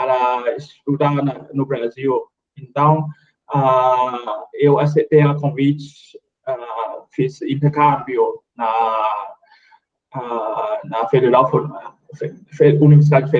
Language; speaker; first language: Portuguese; non-native, fluent; Chinese